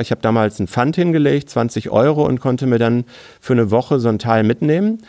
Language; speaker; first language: German; native; German